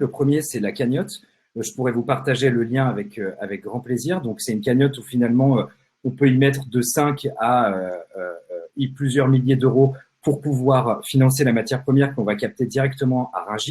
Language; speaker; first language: French; native; French